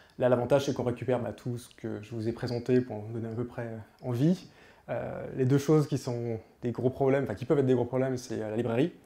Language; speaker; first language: French; native; French